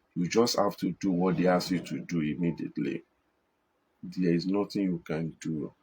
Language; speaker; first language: English; non-native, local second language; Yoruba